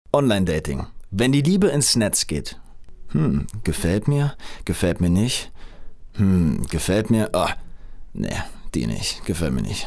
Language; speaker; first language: German; native; German